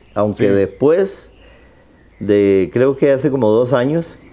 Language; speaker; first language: Spanish; native; Spanish